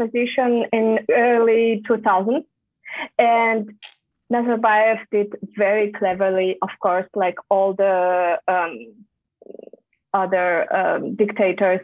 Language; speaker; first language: English; non-native, fluent; Kazakh